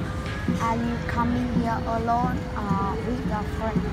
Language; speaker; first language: English; non-native, learner; Vietnamese